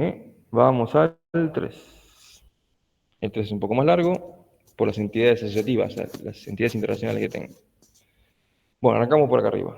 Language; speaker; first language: Spanish; native; Spanish